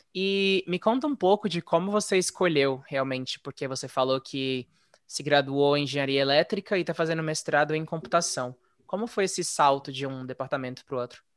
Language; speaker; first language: Portuguese; native; Portuguese